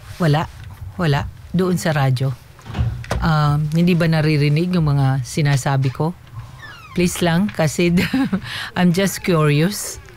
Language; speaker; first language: Filipino; non-native, local second language; Waray